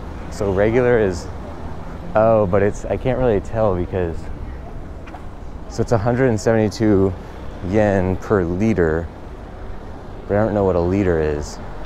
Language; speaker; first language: English; native; English